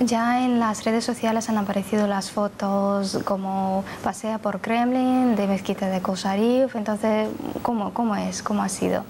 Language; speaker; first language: Spanish; non-native, fluent; Russian